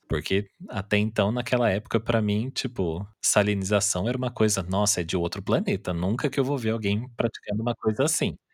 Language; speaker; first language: Portuguese; native; Portuguese